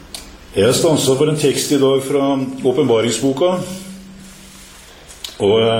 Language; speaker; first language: Norwegian; native; Norwegian